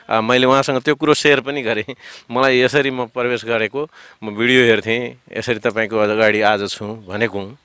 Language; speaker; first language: Nepali; native; Nepali